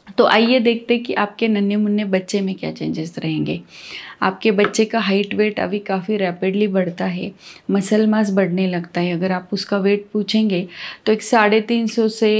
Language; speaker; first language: Hindi; non-native, local second language; Marathi